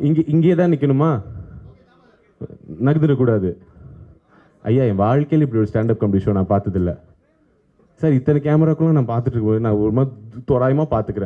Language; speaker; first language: Tamil; native; Tamil